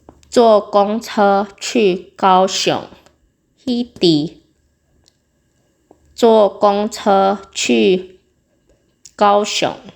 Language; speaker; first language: Chinese; non-native, fluent; Indonesian